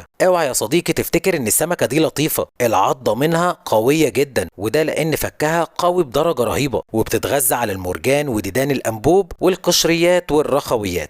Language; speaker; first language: Arabic; native; Arabic